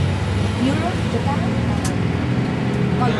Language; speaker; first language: English; non-native, local second language; Filipino